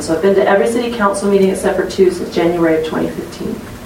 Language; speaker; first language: English; native; English